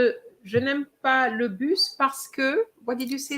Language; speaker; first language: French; non-native, fluent; English